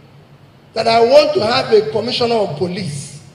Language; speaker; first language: English; non-native, local second language; Igbo